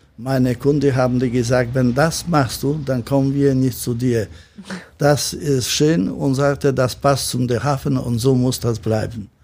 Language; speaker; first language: German; non-native, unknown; Polish